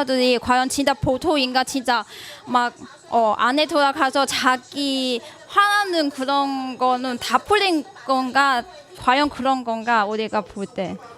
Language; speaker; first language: Korean; non-native, learner; Cantonese